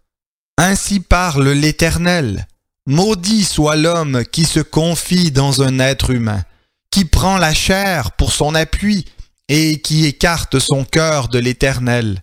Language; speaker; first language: French; native; French